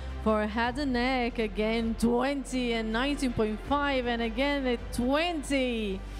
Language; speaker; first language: English; non-native, fluent; Italian